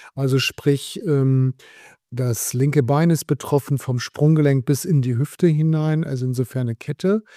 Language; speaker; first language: German; native; German